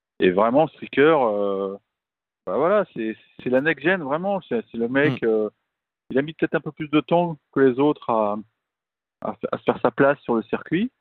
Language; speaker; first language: French; native; French